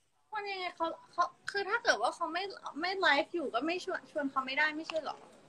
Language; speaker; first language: Thai; early bilingual, heritage; Thai